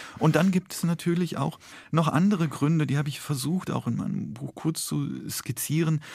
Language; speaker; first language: German; early bilingual, other home language; Polish